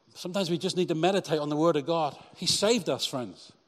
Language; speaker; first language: English; native; English